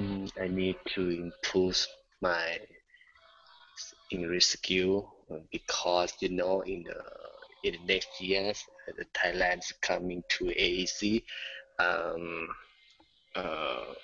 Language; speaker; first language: English; non-native, learner; Thai